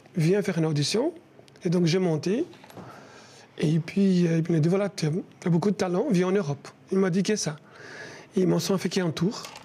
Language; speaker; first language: French; non-native, fluent; Portuguese